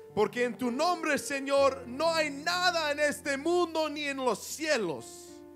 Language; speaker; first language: Spanish; early bilingual, heritage; Spanish